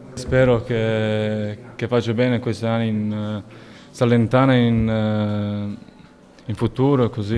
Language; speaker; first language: Italian; non-native, learner; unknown